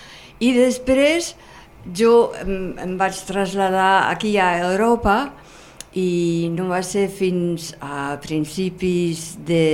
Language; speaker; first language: Catalan; non-native, fluent; German